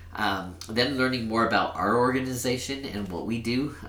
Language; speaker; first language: English; early bilingual, other home language; Spanish